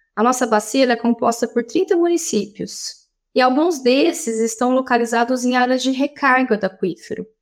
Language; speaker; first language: Portuguese; native; Portuguese